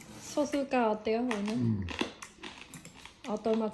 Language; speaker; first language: Korean; non-native, learner; Khmer